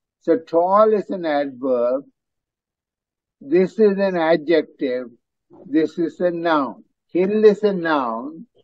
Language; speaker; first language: English; non-native, fluent; Tamil